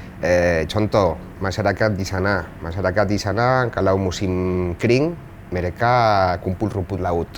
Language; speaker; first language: Indonesian; non-native, fluent; Spanish